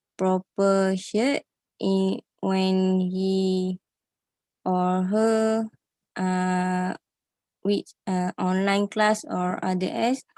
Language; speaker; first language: English; non-native, learner; Malay